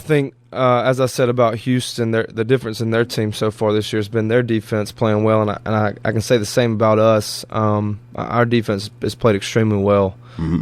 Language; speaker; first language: English; native; English